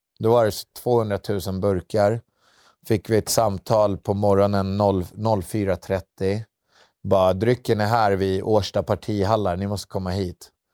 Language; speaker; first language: Swedish; native; Swedish